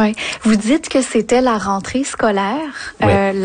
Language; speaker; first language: French; native; French